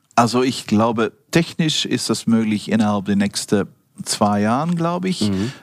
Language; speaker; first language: German; non-native, fluent; Dutch